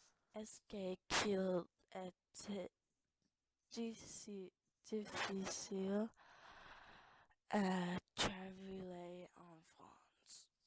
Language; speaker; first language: French; non-native, learner; English